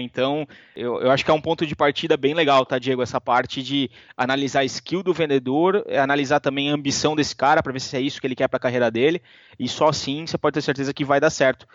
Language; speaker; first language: Portuguese; native; Portuguese